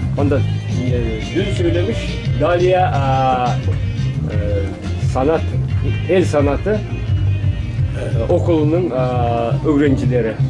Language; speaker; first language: Turkish; non-native, learner; Hungarian